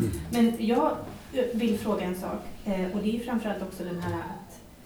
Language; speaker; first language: Swedish; native; Swedish